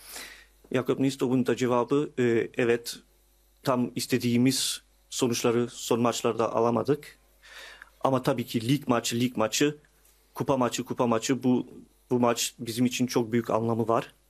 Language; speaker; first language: Turkish; early bilingual, heritage; Turkish